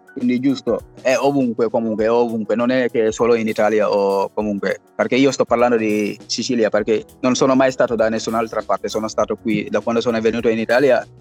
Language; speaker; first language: Italian; non-native, fluent; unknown